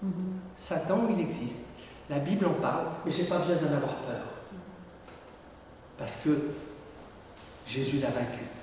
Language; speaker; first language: French; native; French